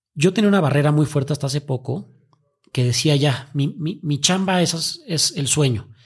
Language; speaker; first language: Spanish; native; Spanish